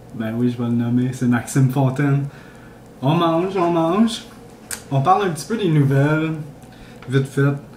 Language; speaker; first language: French; native; French